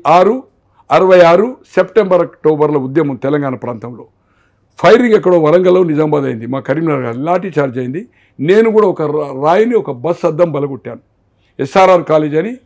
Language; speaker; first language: Telugu; native; Telugu